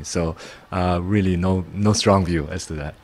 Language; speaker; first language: English; non-native, fluent; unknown